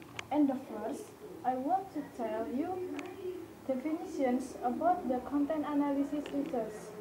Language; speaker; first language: English; non-native, learner; Indonesian